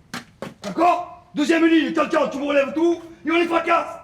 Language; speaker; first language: French; native; French